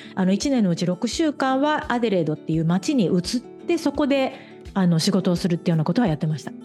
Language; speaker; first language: Japanese; native; Japanese